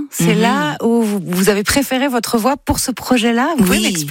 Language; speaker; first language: French; native; French